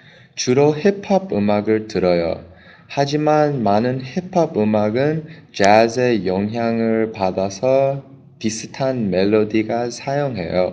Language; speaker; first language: Korean; non-native, learner; English